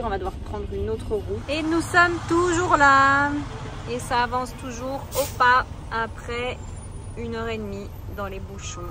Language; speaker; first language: French; native; French